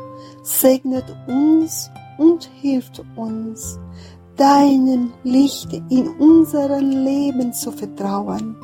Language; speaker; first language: German; non-native, fluent; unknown